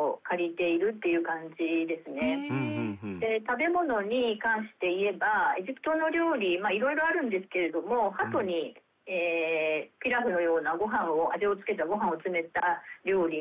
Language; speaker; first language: Japanese; native; Japanese